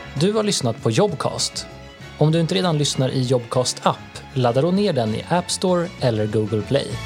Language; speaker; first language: Swedish; native; Swedish